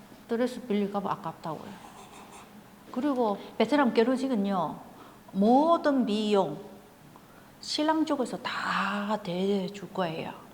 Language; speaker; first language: Korean; non-native, fluent; Vietnamese